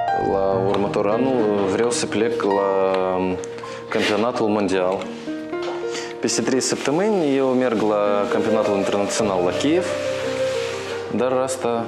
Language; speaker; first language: Romanian; non-native, local second language; Russian